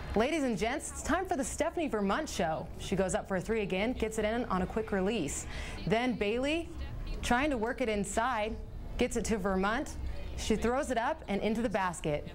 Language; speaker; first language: English; native; English